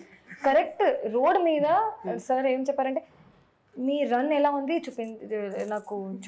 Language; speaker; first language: Telugu; non-native, fluent; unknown